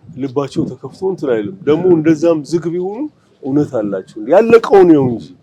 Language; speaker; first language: Amharic; native; Amharic